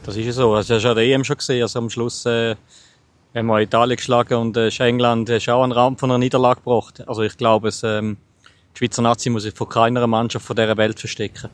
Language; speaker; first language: German; native; German